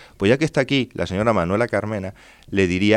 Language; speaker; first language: Spanish; native; Spanish